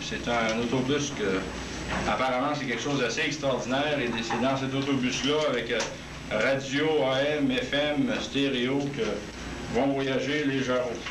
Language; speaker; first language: French; native; French